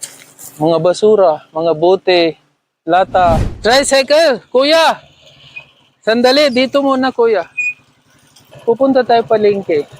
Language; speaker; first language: Filipino; non-native, learner; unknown